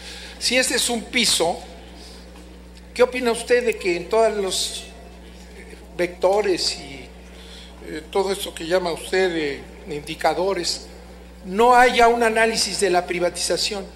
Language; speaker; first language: Spanish; native; Spanish